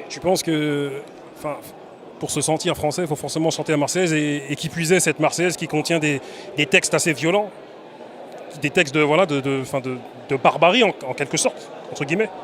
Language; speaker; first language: French; native; French